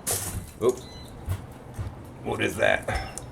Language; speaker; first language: English; native; English